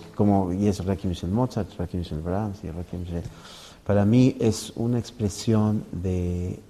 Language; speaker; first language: Spanish; native; Spanish